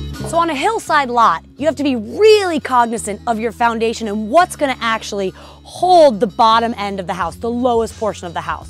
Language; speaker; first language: English; native; English